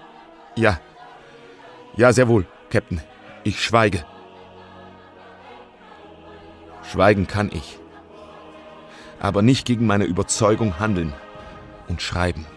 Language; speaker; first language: German; native; German